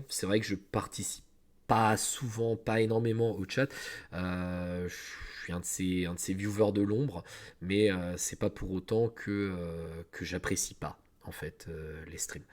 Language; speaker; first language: French; native; French